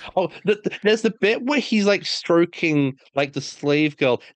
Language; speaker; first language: English; native; English